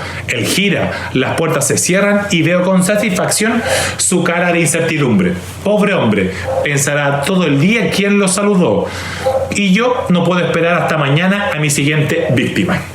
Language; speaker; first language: Spanish; native; Spanish